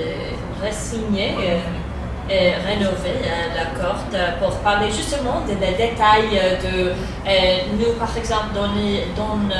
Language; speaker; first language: French; non-native, fluent; English